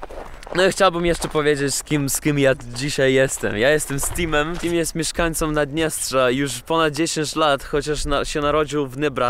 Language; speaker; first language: Polish; non-native, learner; Russian